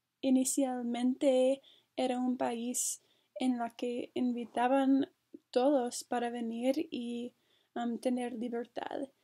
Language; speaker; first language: Spanish; non-native, fluent; English